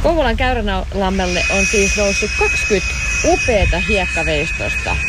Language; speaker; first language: Finnish; native; Finnish